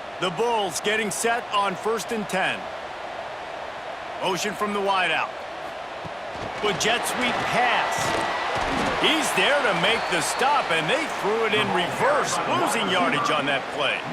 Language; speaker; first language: English; native; English